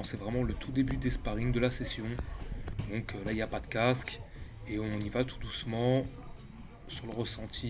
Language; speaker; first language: French; native; French